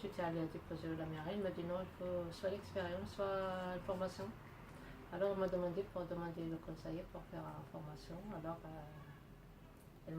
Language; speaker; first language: French; non-native, learner; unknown